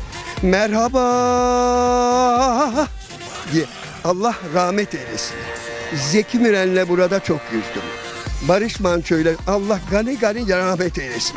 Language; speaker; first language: Turkish; native; Turkish